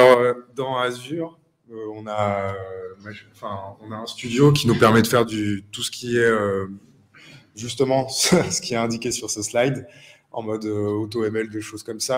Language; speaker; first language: French; native; French